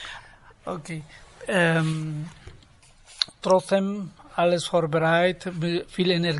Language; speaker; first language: German; non-native, learner; Spanish